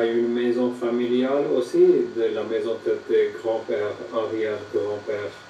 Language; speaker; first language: French; non-native, fluent; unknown